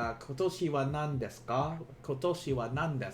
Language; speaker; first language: Japanese; non-native, learner; English